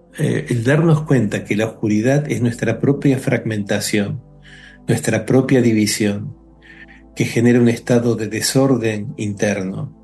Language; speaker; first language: Spanish; native; Spanish